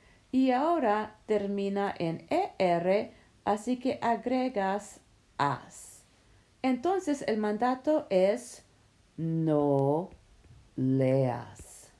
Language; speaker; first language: Spanish; non-native, fluent; English